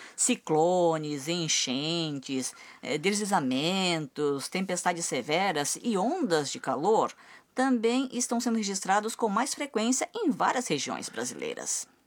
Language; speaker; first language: Portuguese; native; Portuguese